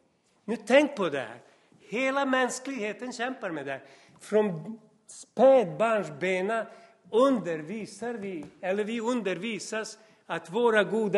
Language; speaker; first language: Swedish; non-native, fluent; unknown